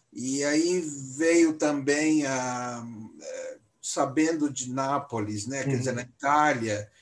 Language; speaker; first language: Portuguese; native; Portuguese